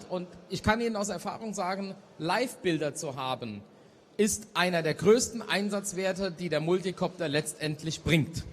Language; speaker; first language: German; native; German